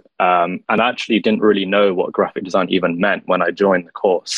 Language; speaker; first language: English; native; English